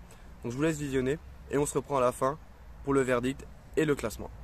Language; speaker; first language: French; native; French